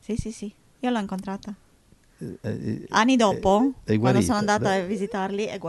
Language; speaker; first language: Italian; non-native, fluent; English